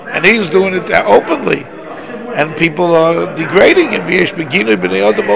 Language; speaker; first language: English; native; English